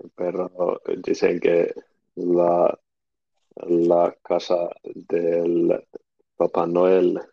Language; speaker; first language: Spanish; non-native, learner; Finnish